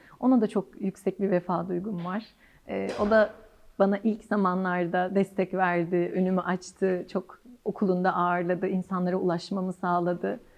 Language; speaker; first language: Turkish; native; Turkish